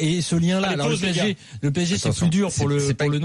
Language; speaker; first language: French; native; French